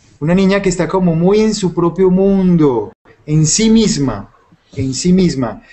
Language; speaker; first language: Spanish; native; Spanish